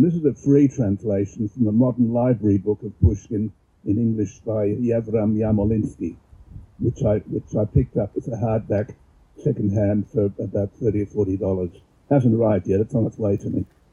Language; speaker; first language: English; native; English